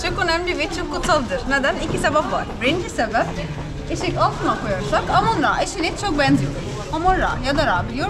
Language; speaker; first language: Turkish; non-native, learner; Arabic